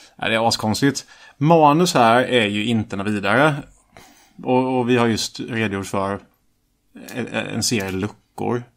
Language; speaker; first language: Swedish; native; Swedish